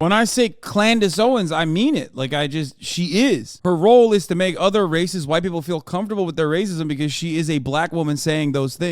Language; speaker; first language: English; native; English